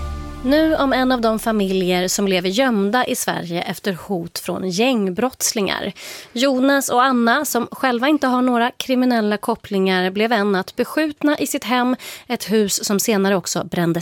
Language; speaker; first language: Swedish; native; Swedish